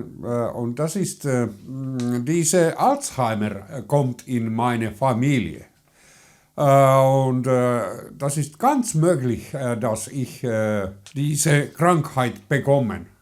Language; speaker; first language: German; non-native, learner; Finnish